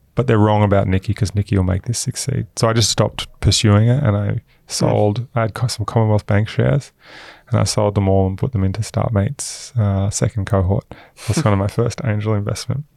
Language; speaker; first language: English; native; English